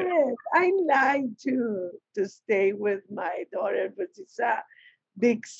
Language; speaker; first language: English; non-native, learner; Spanish